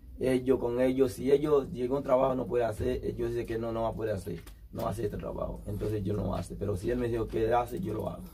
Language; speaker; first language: Spanish; non-native, learner; Haitian Creole